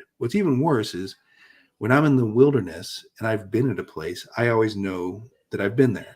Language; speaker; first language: English; native; English